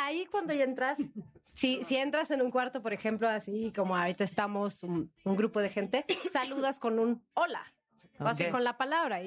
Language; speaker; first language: Spanish; non-native, fluent; Swedish